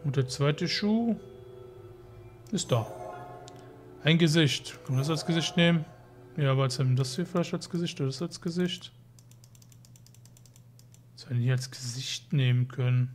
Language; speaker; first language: German; native; German